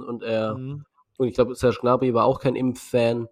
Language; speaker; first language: German; native; German